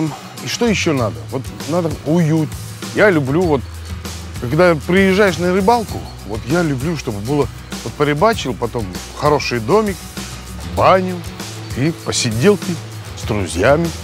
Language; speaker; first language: Russian; non-native, fluent; Finnish